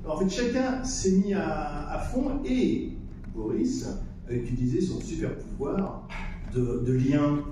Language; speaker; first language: French; native; French